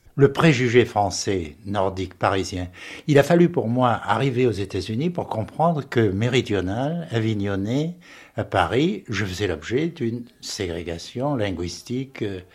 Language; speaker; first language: French; native; French